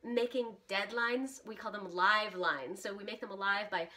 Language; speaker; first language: English; early bilingual, other home language; Russian